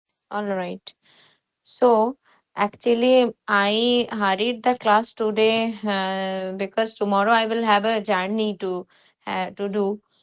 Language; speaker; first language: English; non-native, fluent; Bangla